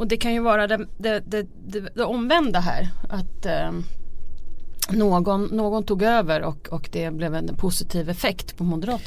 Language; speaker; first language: Swedish; native; Swedish